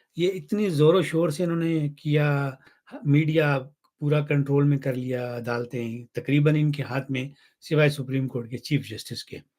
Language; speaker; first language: Urdu; non-native, local second language; Punjabi